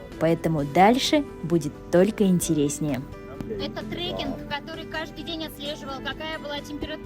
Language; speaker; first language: Russian; native; Russian